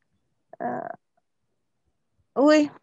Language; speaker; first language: French; non-native, learner; Arabic